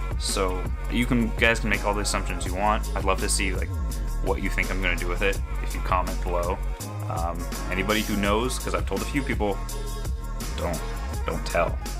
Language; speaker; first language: English; native; English